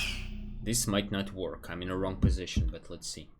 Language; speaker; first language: English; non-native, fluent; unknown